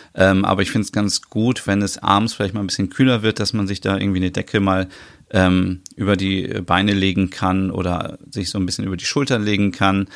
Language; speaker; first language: German; native; German